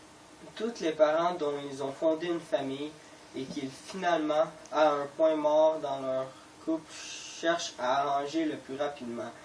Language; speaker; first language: French; native; French